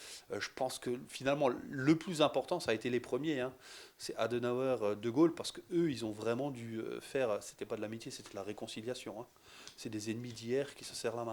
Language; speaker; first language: French; native; French